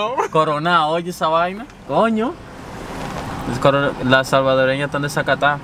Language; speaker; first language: Spanish; early bilingual, heritage; Spanish